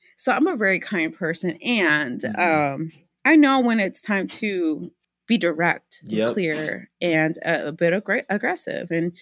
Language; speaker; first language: English; early bilingual, other home language; Spanish